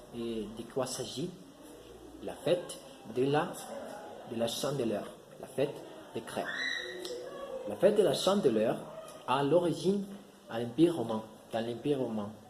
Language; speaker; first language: French; non-native, learner; Spanish